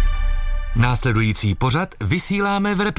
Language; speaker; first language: Czech; native; Czech